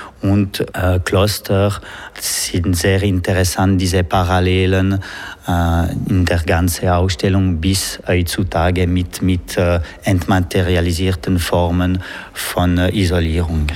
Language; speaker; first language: German; non-native, local second language; French